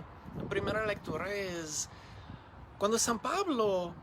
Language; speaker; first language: Spanish; non-native, learner; English